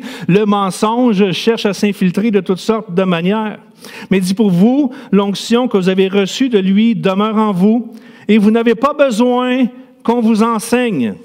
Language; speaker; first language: French; native; French